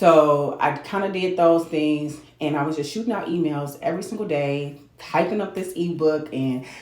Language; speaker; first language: English; native; English